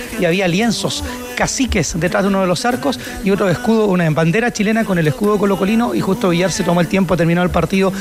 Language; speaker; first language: Spanish; native; Spanish